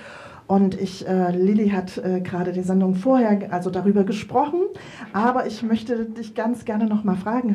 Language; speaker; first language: German; native; German